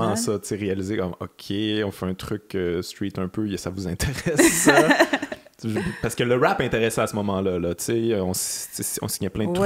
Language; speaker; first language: French; native; French